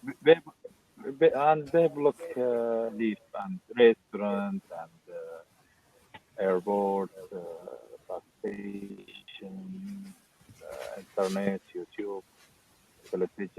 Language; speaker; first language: English; non-native, learner; Arabic